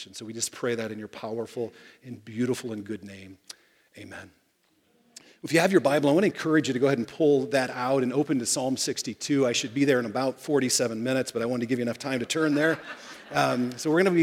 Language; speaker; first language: English; native; English